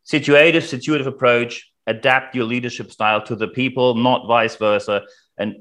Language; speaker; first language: English; non-native, fluent; German